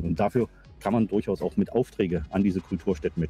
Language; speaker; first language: German; native; German